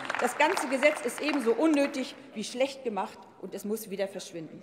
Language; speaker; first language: German; native; German